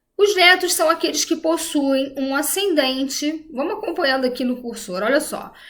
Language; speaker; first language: Portuguese; native; Portuguese